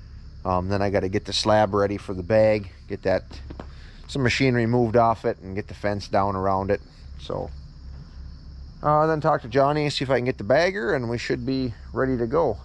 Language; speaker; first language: English; native; English